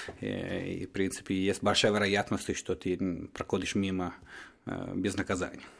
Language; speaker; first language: Russian; non-native, fluent; Italian